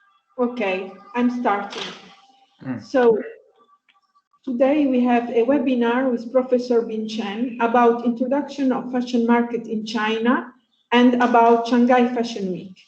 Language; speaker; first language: English; non-native, fluent; Italian